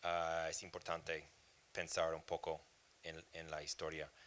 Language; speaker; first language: Spanish; non-native, fluent; English